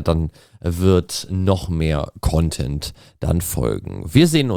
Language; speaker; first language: German; native; German